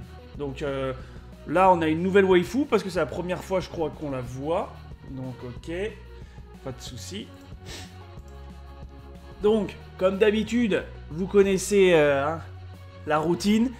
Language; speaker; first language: French; native; French